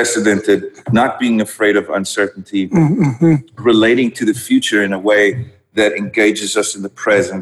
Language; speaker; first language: English; non-native, local second language; Dutch